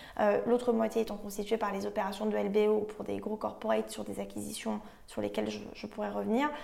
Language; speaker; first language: French; native; French